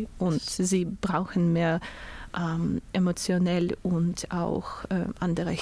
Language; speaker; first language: German; non-native, learner; Russian